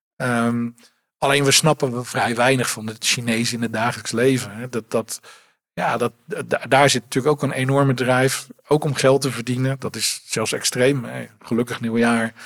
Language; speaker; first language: Dutch; native; Dutch